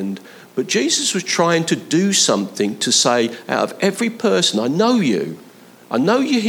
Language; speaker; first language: English; native; English